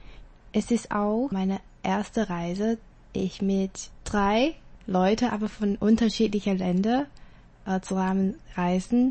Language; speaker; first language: German; non-native, learner; Chinese